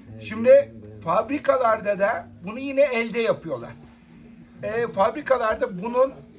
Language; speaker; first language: Turkish; native; Turkish